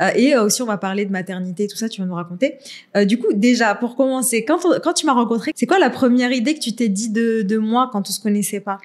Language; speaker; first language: French; early bilingual, other home language; Arabic